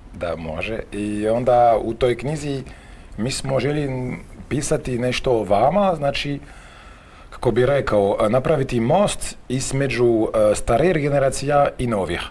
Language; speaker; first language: Croatian; non-native, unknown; French